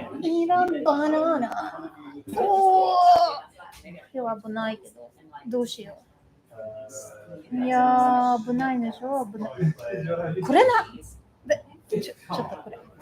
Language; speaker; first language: Japanese; non-native, learner; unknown